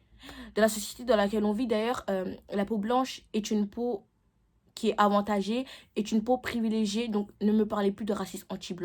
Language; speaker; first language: French; native; French